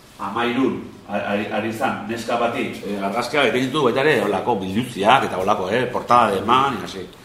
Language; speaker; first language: Basque; non-native, local second language; Spanish